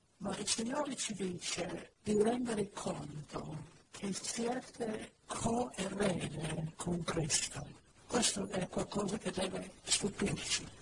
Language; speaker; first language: Italian; non-native, fluent; English